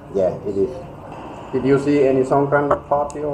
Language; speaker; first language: English; non-native, learner; Finnish